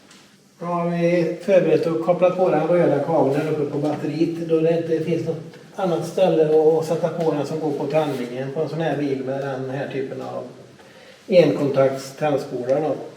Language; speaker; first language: Swedish; native; Swedish